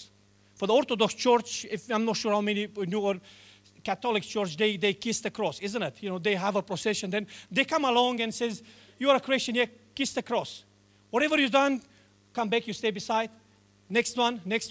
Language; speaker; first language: English; non-native, learner; Romanian